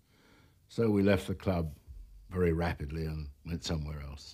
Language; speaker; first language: English; native; English